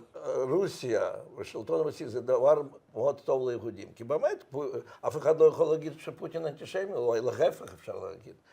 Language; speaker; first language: Hebrew; non-native, fluent; Russian